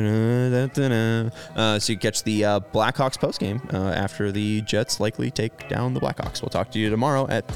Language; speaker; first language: English; native; English